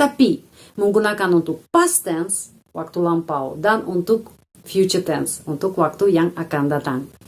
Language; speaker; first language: Indonesian; non-native, fluent; Russian